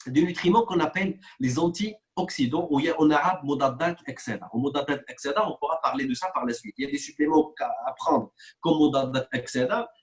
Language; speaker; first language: French; non-native, local second language; Arabic